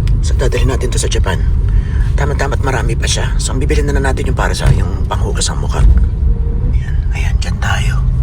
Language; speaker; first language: Filipino; native; Filipino